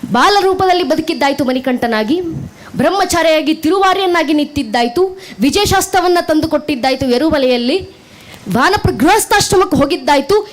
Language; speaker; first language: Kannada; native; Kannada